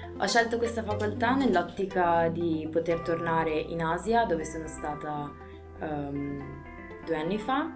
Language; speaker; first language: Italian; early bilingual, other home language; Spanish